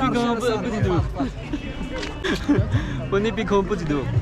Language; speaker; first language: English; non-native, learner; Chinese